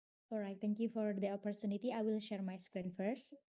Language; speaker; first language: English; non-native, fluent; Indonesian